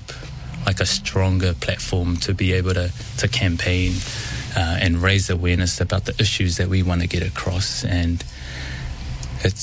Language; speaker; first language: English; native; English